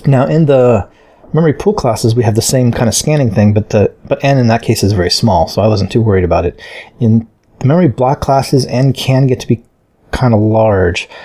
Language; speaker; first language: English; native; English